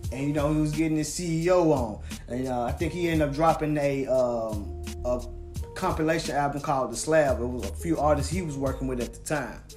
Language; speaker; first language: English; native; English